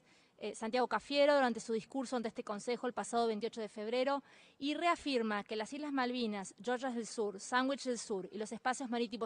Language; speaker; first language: Spanish; native; Spanish